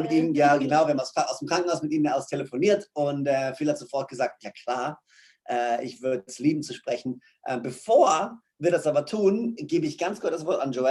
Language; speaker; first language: German; native; German